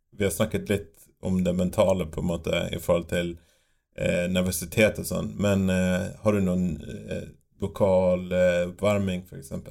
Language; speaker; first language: Norwegian; native; Norwegian